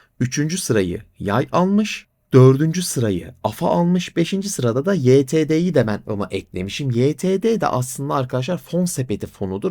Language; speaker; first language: Turkish; native; Turkish